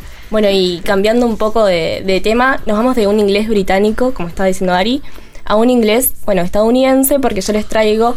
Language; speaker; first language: Spanish; native; Spanish